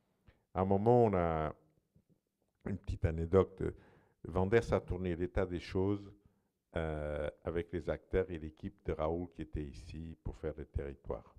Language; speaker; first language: French; non-native, fluent; Portuguese